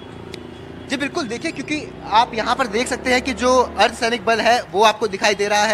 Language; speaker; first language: Hindi; native; Hindi